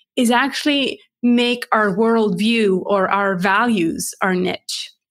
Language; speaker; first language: English; non-native, fluent; Swiss German